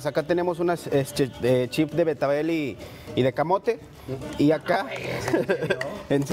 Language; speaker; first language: Spanish; native; Spanish